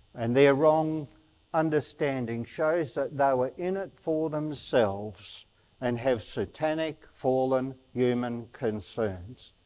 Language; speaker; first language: English; native; English